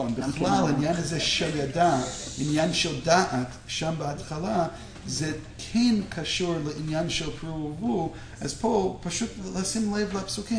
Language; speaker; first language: Hebrew; non-native, fluent; English